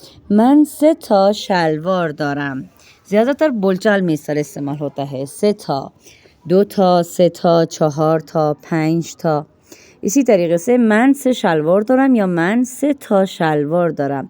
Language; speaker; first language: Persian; non-native, fluent; Urdu